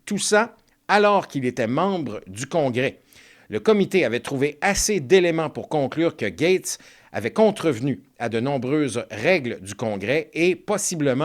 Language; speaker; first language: French; native; French